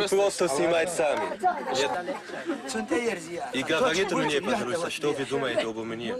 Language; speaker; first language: Russian; non-native, learner; Dutch